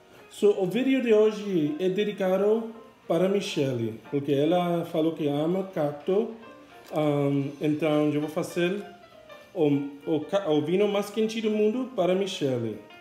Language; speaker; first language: Portuguese; non-native, learner; English